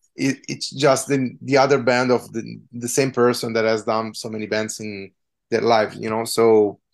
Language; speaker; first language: English; non-native, fluent; Italian